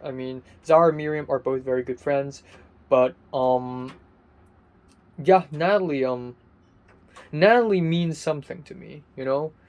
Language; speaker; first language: English; non-native, local second language; Cantonese